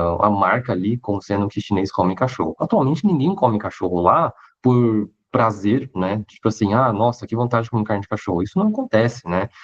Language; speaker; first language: Portuguese; early bilingual, other home language; Chinese